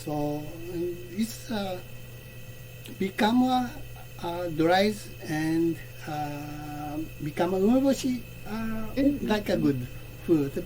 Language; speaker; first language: English; non-native, learner; Japanese